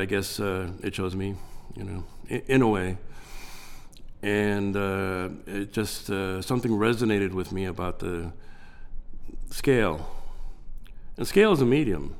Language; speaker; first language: English; native; English